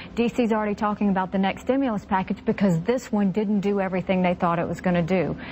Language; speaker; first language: English; native; English